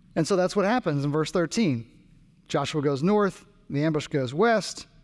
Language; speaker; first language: English; native; English